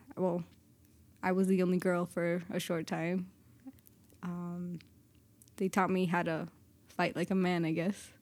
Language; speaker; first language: English; native; English